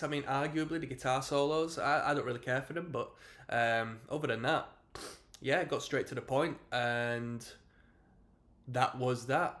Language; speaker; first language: English; native; English